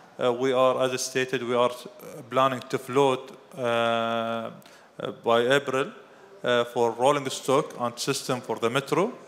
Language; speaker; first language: English; non-native, fluent; Arabic